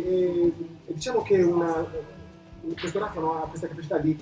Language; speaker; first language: Italian; native; Italian